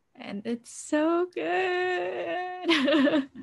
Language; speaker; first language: English; early bilingual, other home language; Korean